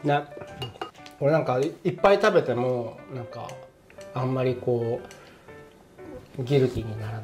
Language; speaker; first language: Japanese; native; Japanese